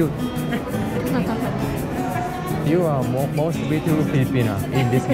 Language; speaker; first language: English; non-native, learner; Japanese